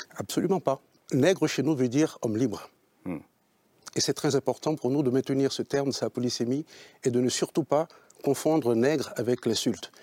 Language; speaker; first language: French; native; French